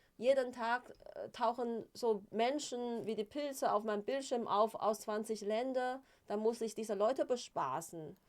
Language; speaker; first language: German; non-native, fluent; Chinese